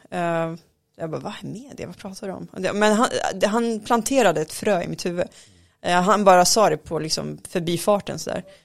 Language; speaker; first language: Swedish; early bilingual, other home language; Arabic